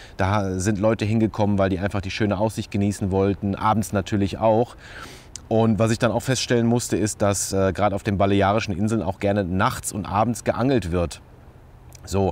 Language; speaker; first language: German; native; German